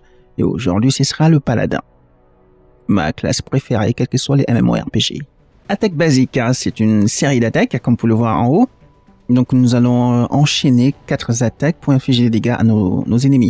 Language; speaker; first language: French; native; French